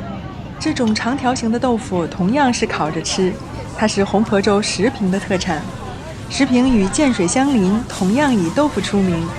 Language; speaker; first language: Chinese; native; Chinese